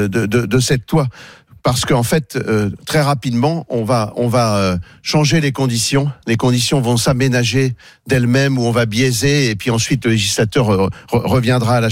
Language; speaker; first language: French; native; French